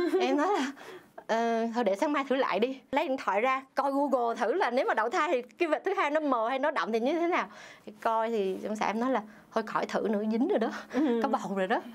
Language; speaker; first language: Vietnamese; native; Vietnamese